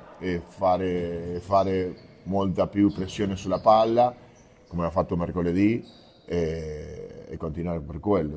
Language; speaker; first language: Italian; non-native, fluent; Spanish